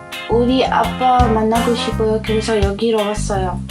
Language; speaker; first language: Korean; non-native, learner; Arabic